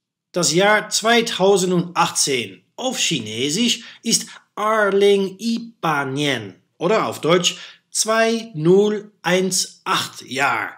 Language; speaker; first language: German; non-native, fluent; Dutch